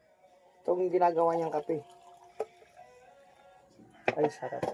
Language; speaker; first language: Filipino; native; Filipino